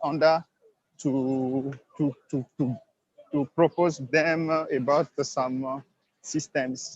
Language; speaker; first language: English; non-native, learner; Swahili